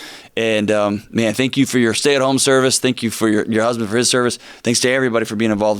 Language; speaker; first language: English; native; English